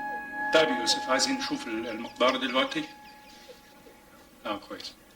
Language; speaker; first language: Arabic; non-native, learner; English